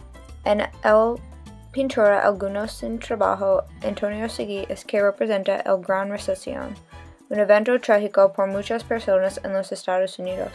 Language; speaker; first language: Spanish; non-native, learner; English